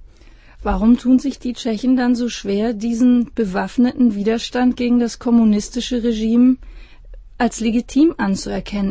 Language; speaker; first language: German; native; German